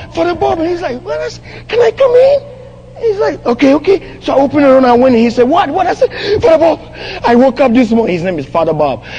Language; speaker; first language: English; non-native, local second language; Akan